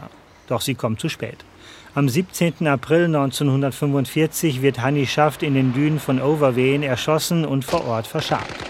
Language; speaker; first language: German; native; German